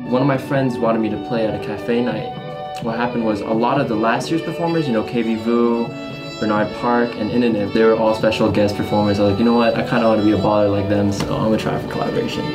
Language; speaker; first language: English; native; English